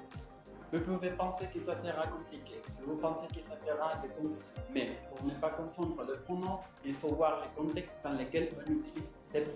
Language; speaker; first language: French; non-native, learner; Spanish